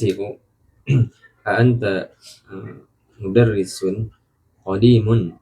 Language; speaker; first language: Arabic; non-native, learner; Indonesian